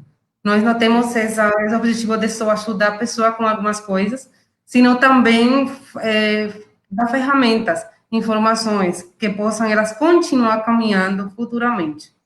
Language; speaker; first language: Portuguese; non-native, fluent; Spanish